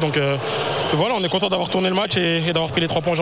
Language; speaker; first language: French; native; French